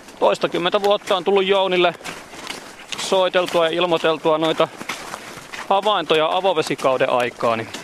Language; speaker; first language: Finnish; native; Finnish